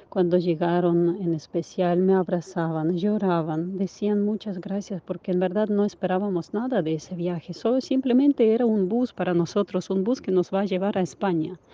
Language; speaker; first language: Spanish; non-native, fluent; Ukrainian